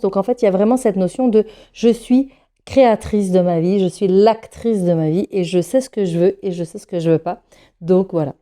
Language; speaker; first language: French; native; French